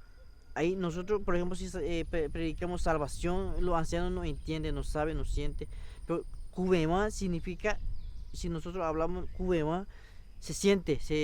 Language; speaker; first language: Spanish; non-native, local second language; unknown